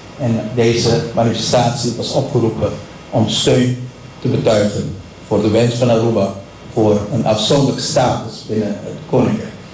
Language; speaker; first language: Dutch; non-native, local second language; Papiamento